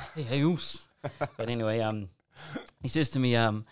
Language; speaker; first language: English; native; English